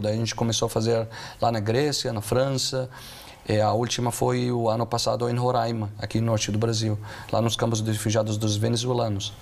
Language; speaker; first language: Portuguese; non-native, fluent; Arabic